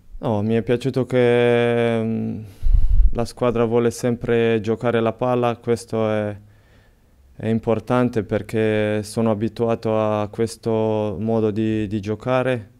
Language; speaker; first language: Italian; non-native, fluent; Romanian